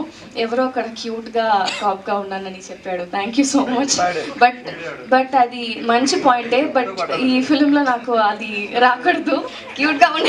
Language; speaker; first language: Telugu; non-native, learner; Tamil